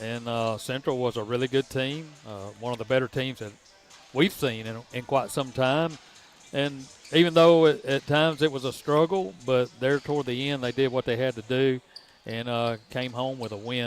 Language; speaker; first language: English; native; English